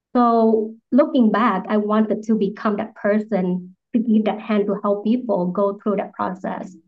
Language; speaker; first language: English; non-native, fluent; Vietnamese